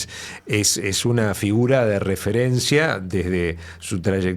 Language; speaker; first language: Spanish; native; Spanish